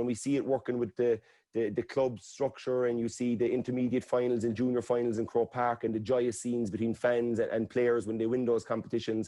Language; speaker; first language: English; native; English